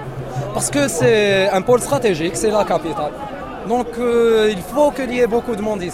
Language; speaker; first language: French; non-native, local second language; Arabic